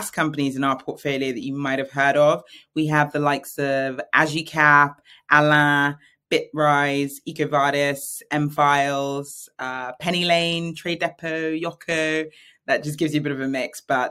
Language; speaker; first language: English; native; English